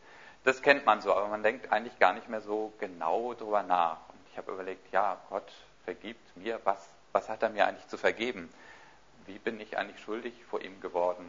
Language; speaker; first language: German; native; German